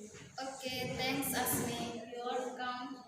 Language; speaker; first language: English; non-native, learner; Indonesian